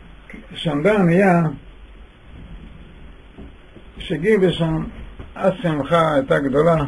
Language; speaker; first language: Hebrew; non-native, fluent; Yiddish